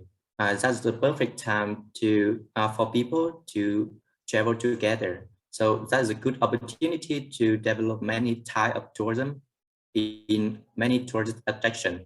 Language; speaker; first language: English; non-native, learner; Vietnamese